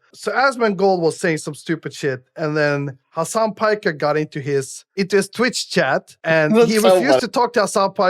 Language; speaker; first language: English; native; English